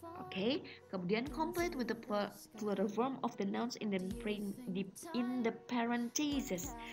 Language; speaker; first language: English; non-native, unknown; Indonesian